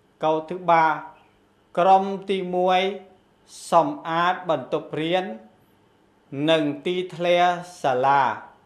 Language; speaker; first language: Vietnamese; non-native, local second language; Khmer